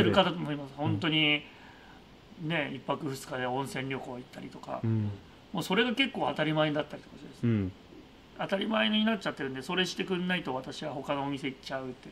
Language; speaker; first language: Japanese; native; Japanese